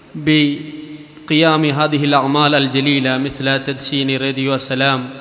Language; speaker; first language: Arabic; non-native, fluent; Malayalam